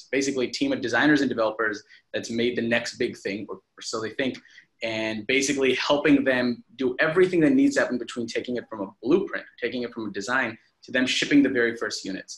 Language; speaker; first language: English; non-native, local second language; Hindi